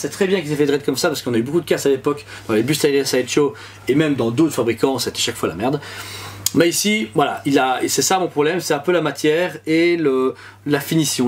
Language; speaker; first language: French; native; French